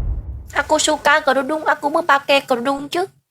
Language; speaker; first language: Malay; non-native, learner; Vietnamese